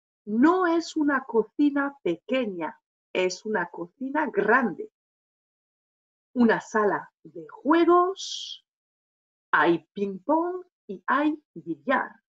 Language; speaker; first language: Spanish; non-native, fluent; French